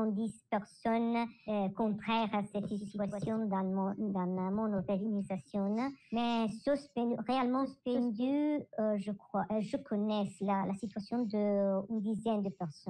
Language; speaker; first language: French; non-native, learner; Italian